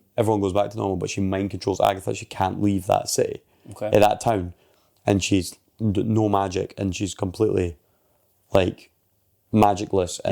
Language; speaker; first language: English; native; English